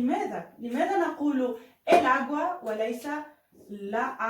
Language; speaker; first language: Spanish; non-native, fluent; Arabic